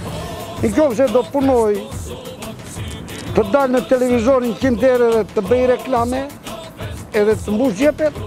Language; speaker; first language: Albanian; native; Albanian